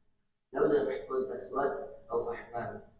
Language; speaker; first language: Arabic; non-native, learner; Indonesian